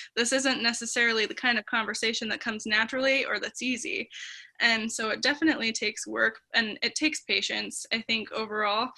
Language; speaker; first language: English; native; English